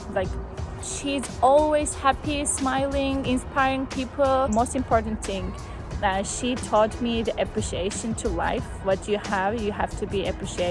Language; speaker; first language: English; non-native, learner; Turkish